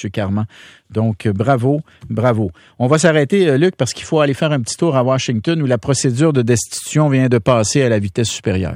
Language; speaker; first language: French; native; French